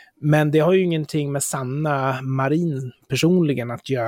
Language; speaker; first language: Swedish; native; Swedish